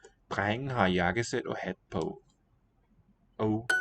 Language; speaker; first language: Danish; non-native, learner; English